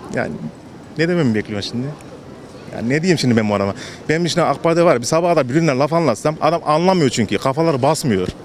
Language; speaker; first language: Turkish; native; Turkish